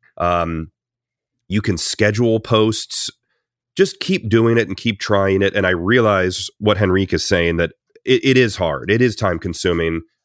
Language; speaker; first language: English; native; English